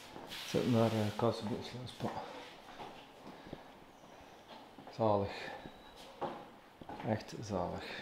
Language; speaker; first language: Dutch; native; Dutch